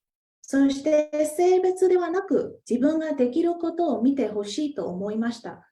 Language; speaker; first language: Japanese; non-native, fluent; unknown